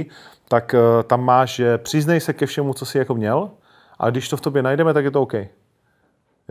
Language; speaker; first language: Czech; native; Czech